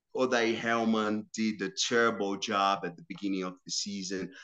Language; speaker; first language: English; non-native, fluent; Portuguese